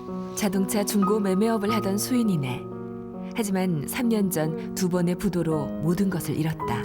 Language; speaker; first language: Korean; native; Korean